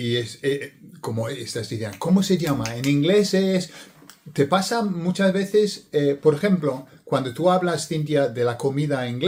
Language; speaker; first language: Spanish; non-native, fluent; English